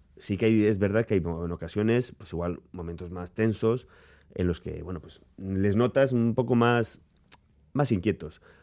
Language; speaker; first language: Spanish; native; Spanish